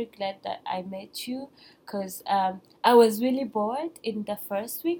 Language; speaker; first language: English; non-native, local second language; Kinyarwanda